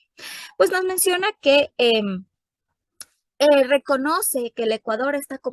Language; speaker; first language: Spanish; native; Spanish